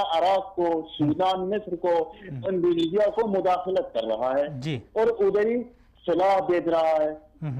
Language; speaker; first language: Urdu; non-native, fluent; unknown